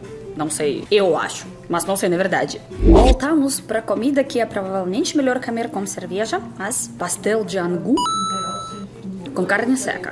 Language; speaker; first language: Portuguese; non-native, fluent; Russian